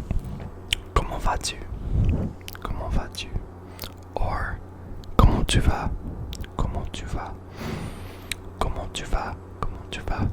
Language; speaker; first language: French; non-native, learner; English